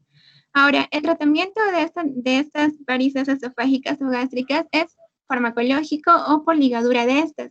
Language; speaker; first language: Spanish; native; Spanish